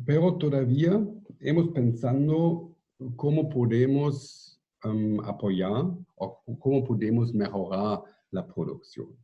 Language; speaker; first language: Spanish; non-native, fluent; German